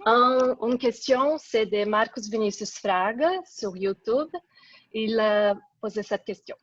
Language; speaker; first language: French; non-native, fluent; Portuguese